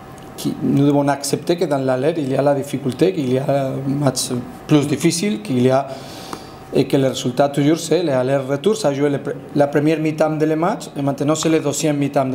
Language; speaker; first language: French; non-native, fluent; Spanish